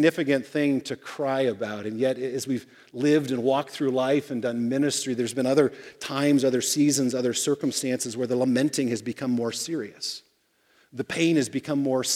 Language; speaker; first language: English; native; English